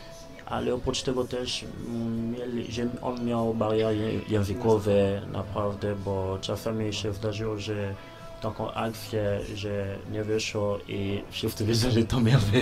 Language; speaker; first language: Polish; non-native, learner; Lingala